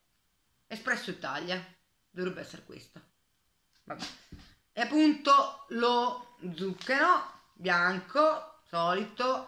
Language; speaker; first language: Italian; native; Italian